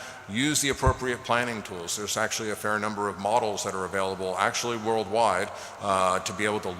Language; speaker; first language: English; native; English